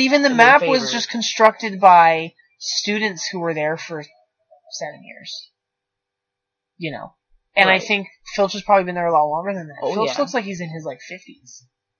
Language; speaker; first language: English; native; English